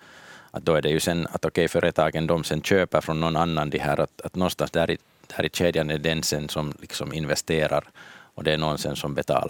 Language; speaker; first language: Swedish; native; Swedish